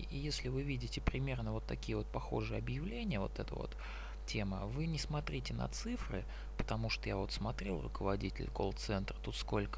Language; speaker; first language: Russian; native; Russian